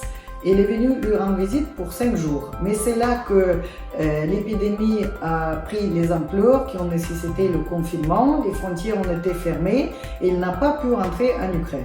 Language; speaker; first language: French; non-native, fluent; Russian